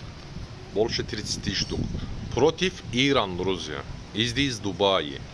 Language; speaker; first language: Russian; non-native, learner; Turkish